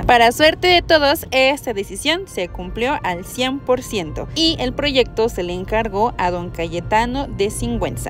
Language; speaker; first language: Spanish; native; Spanish